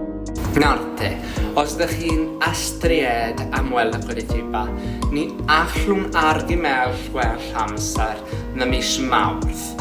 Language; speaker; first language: Welsh; non-native, learner; Portuguese